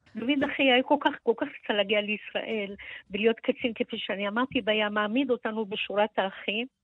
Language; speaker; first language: Hebrew; early bilingual, other home language; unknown